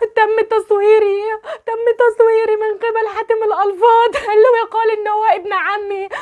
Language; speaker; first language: Arabic; native; Arabic